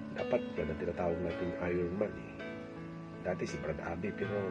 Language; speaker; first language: Filipino; non-native, local second language; Bikol